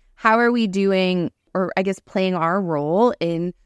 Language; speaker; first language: English; native; English